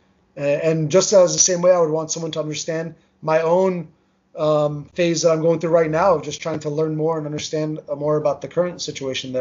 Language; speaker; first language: English; early bilingual, other home language; Armenian